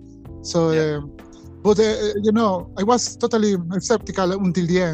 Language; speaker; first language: English; non-native, learner; Spanish